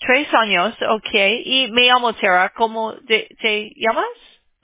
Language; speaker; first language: Spanish; non-native, learner; English